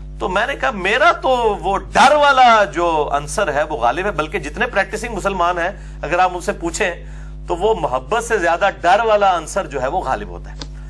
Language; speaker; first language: Urdu; non-native, local second language; Punjabi